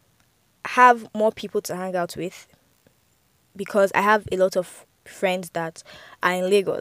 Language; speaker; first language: English; non-native, local second language; Yoruba